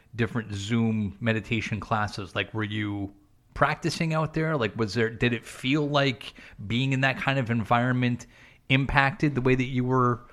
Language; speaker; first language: English; native; English